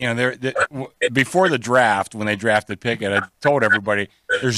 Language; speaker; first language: English; native; English